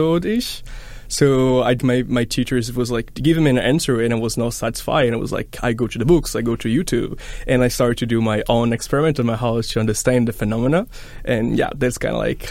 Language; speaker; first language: English; non-native, fluent; Portuguese